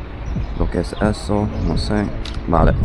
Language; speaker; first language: Spanish; non-native, learner; English